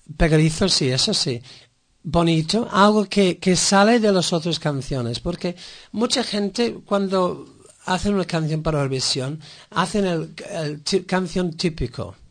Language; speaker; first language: Spanish; non-native, fluent; English